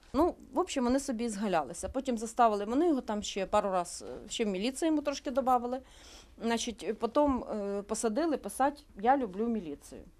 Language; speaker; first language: Ukrainian; native; Ukrainian